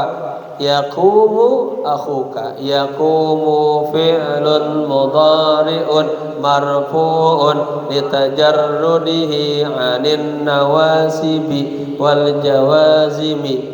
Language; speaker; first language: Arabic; non-native, fluent; Indonesian